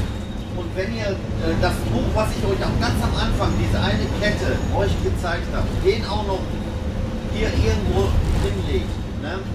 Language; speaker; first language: German; native; German